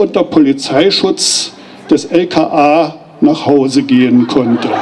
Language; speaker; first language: German; native; German